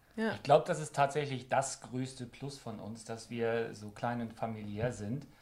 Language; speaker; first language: German; native; German